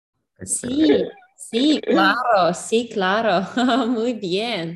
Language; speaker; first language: Spanish; non-native, learner; English